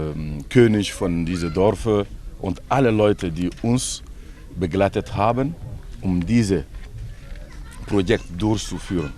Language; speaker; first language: German; non-native, learner; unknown